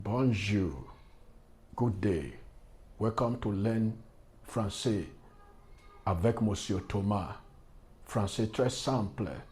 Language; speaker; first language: French; non-native, learner; English